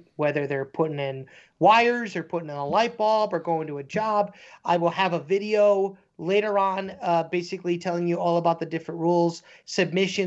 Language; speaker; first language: English; native; English